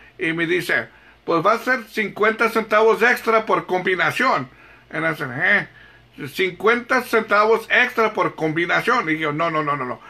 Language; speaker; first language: Spanish; non-native, learner; English